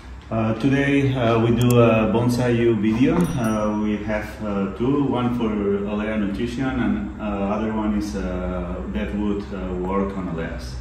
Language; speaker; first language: English; non-native, learner; Spanish